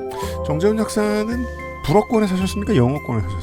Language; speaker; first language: Korean; native; Korean